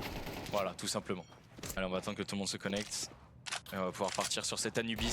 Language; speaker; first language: French; native; French